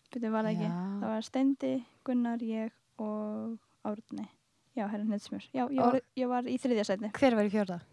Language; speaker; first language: Icelandic; early bilingual, other home language; Filipino